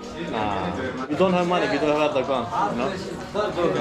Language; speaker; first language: English; non-native, learner; Arabic